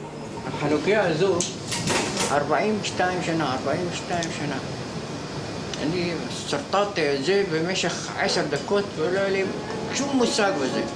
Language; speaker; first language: Hebrew; non-native, fluent; Arabic